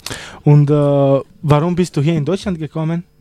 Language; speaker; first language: German; non-native, learner; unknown